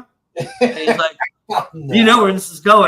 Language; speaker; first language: English; native; English